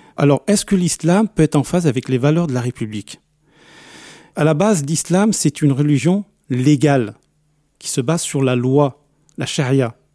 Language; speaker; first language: French; native; French